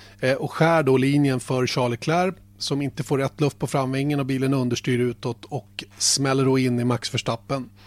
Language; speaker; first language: Swedish; native; Swedish